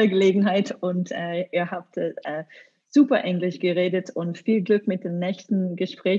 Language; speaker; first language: German; non-native, learner; English